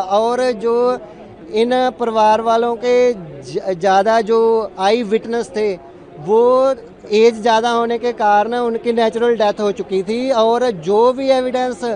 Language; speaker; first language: Hindi; non-native, local second language; Punjabi